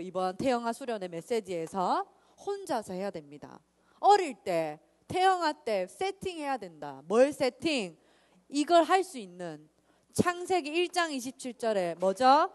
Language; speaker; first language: Korean; native; Korean